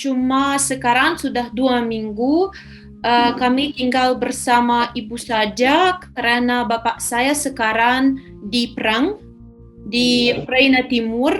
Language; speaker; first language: Indonesian; non-native, fluent; Ukrainian